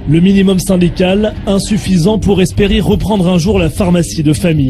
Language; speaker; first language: French; native; French